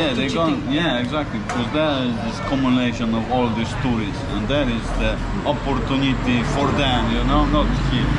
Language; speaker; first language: English; non-native, fluent; Polish